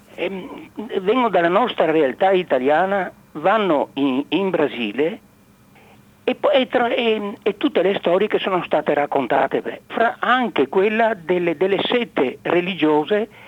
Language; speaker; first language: Italian; native; Italian